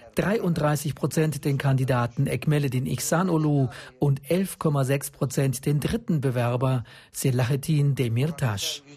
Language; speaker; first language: German; native; German